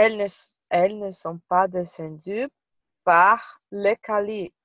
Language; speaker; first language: French; non-native, learner; Portuguese